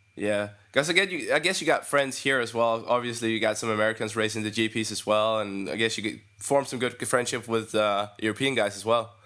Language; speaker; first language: English; non-native, fluent; Danish